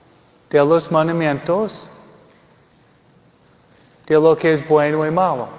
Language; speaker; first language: Spanish; non-native, fluent; French